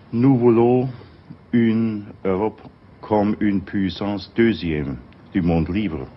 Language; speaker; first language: French; non-native, fluent; German